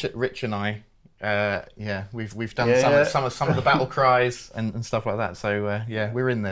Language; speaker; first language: English; native; English